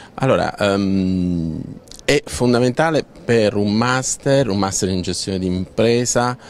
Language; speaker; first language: Italian; native; Italian